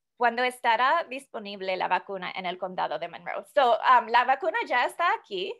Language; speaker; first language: Spanish; non-native, fluent; English